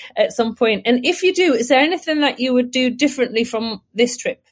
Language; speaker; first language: English; native; English